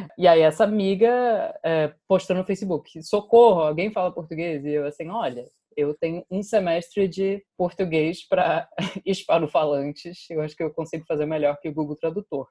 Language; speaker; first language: Portuguese; non-native, fluent; English